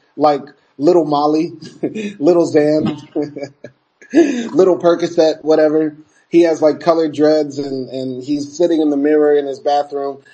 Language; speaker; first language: English; native; English